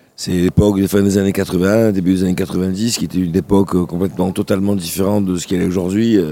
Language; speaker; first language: French; native; French